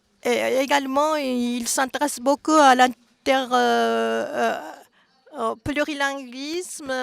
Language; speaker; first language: French; non-native, fluent; Japanese